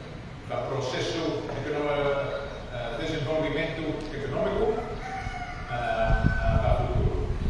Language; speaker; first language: Portuguese; non-native, local second language; Tetum